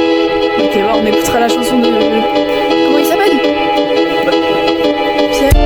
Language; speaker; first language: French; native; French